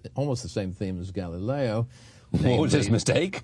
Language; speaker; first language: English; native; English